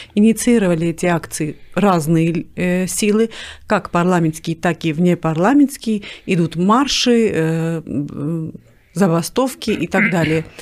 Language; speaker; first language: Russian; non-native, local second language; Armenian